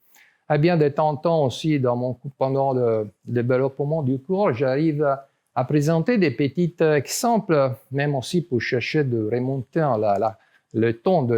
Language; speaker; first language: French; non-native, learner; Italian